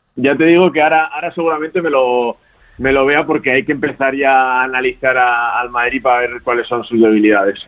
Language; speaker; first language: Spanish; native; Spanish